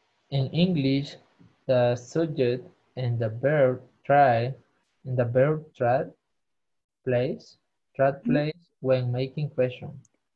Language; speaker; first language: English; non-native, learner; Spanish